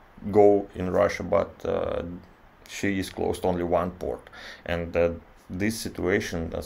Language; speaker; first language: English; non-native, learner; Russian